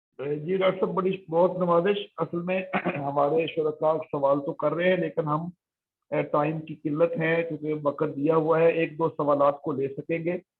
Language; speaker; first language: Urdu; native; Urdu